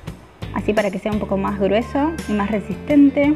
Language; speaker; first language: Spanish; native; Spanish